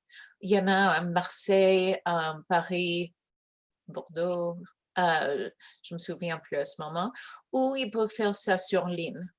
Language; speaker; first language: French; early bilingual, heritage; English